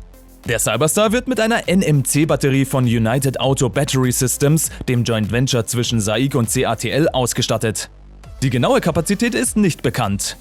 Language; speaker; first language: German; native; German